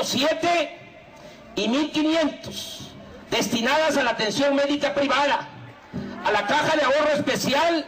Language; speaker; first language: Spanish; native; Spanish